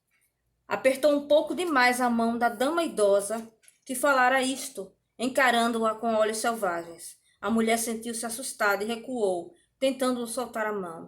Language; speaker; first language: Portuguese; native; Portuguese